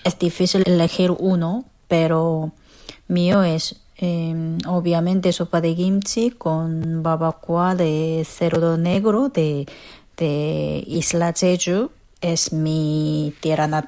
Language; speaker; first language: Spanish; non-native, fluent; Korean